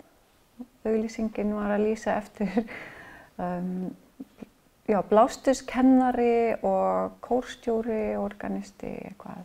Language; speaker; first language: Icelandic; non-native, fluent; English